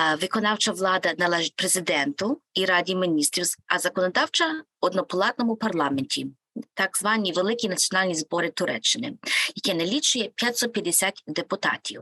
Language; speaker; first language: Ukrainian; native; Ukrainian